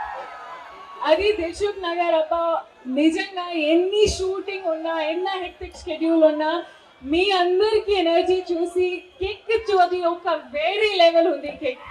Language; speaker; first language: Telugu; non-native, fluent; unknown